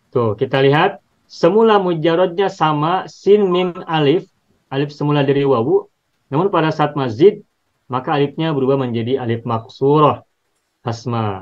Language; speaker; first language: Indonesian; native; Indonesian